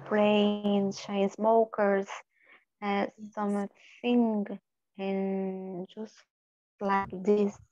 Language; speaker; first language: English; non-native, learner; Portuguese